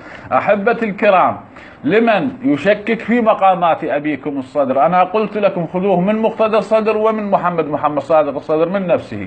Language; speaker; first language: Arabic; native; Arabic